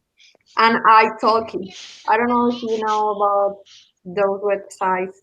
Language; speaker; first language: English; non-native, learner; Spanish